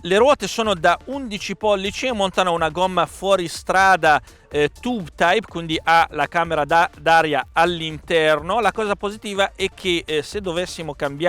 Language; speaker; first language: Italian; native; Italian